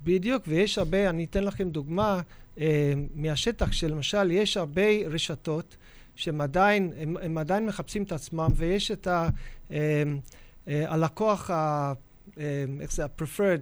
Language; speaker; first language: Hebrew; non-native, fluent; English